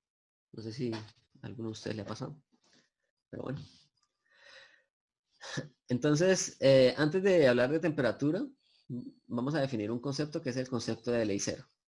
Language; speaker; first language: Spanish; native; Spanish